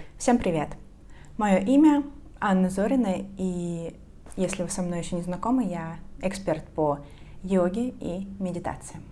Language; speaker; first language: Russian; native; Russian